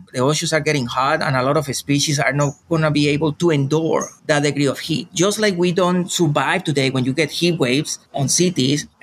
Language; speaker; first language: English; non-native, fluent; Spanish